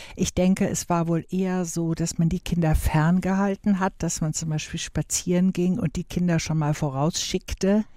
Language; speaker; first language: German; native; German